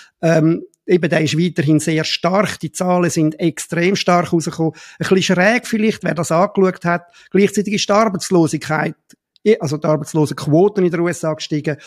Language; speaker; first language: German; native; German